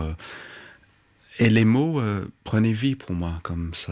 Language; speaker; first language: French; non-native, fluent; English